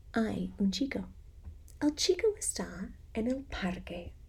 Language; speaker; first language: Spanish; non-native, fluent; English